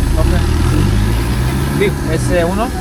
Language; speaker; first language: Spanish; non-native, learner; Hebrew